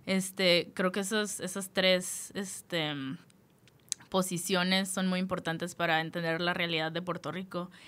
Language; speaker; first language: Spanish; native; Spanish